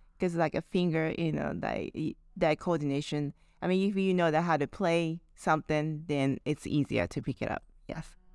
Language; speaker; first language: English; non-native, fluent; Japanese